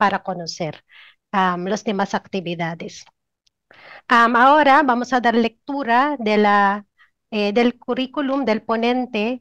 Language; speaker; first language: Spanish; non-native, fluent; Filipino